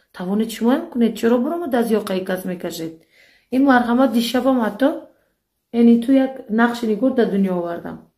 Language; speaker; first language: Tajik; native; Tajik